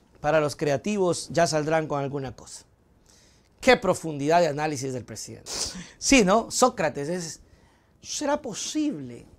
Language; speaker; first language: Spanish; native; Spanish